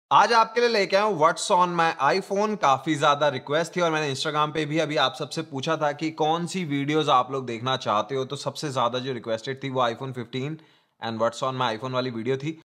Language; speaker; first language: Hindi; non-native, local second language; Punjabi